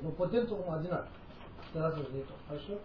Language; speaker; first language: Russian; non-native, learner; Tibetan